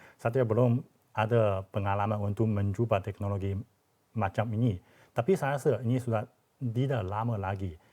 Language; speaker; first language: Malay; non-native, fluent; Chinese